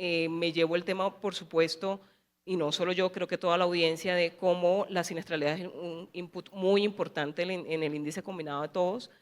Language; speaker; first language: Spanish; native; Spanish